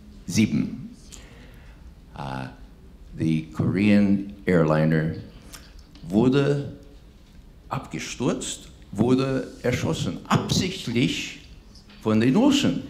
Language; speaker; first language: German; non-native, fluent; English